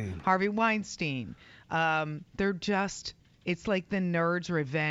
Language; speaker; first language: English; native; English